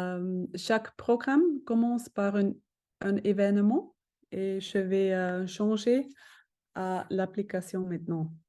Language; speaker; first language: French; non-native, fluent; German